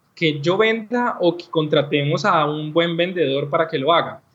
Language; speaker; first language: Spanish; native; Spanish